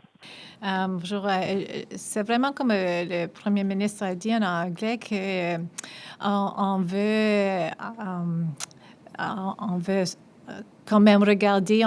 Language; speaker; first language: French; non-native, local second language; English